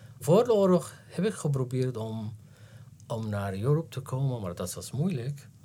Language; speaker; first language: Dutch; non-native, learner; Arabic